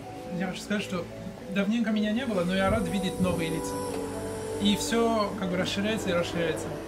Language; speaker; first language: Russian; non-native, fluent; French